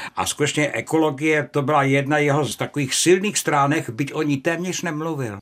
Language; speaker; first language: Czech; native; Czech